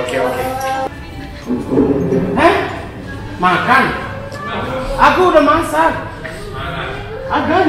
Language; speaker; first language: Indonesian; non-native, fluent; Japanese